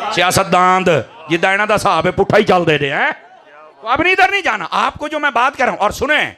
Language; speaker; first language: Urdu; non-native, local second language; Punjabi